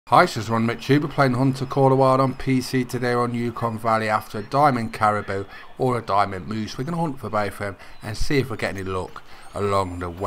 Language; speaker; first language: English; native; English